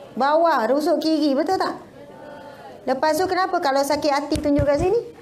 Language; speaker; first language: Malay; native; Malay